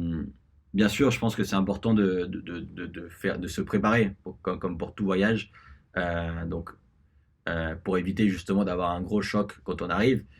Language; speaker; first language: French; early bilingual, other home language; Spanish